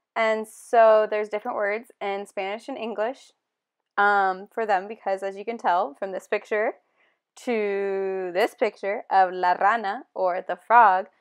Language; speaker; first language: English; native; English